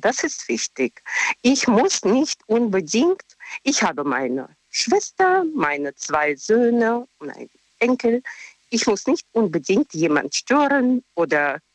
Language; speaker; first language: German; non-native, learner; Russian